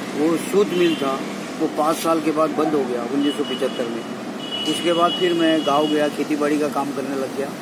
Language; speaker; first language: Hindi; non-native, local second language; Marathi